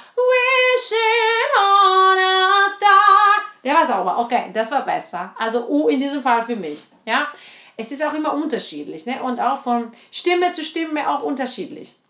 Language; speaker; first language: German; non-native, fluent; Italian